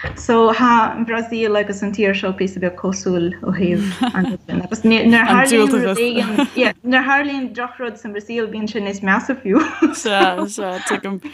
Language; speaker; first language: Irish; non-native, fluent; Portuguese